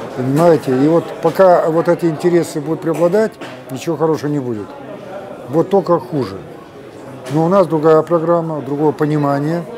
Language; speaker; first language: Russian; native; Russian